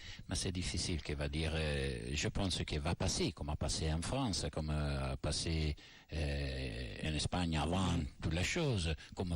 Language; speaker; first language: French; non-native, learner; Italian